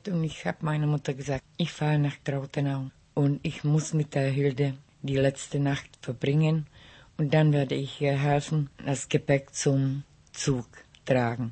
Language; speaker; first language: German; non-native, local second language; Czech